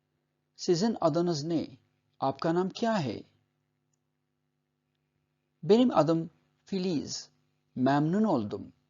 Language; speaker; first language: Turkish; non-native, fluent; Urdu